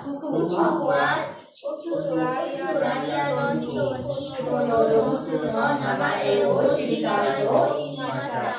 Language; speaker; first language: Japanese; non-native, learner; Burmese